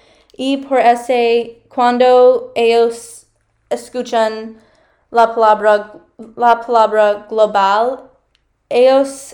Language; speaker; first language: Spanish; non-native, learner; English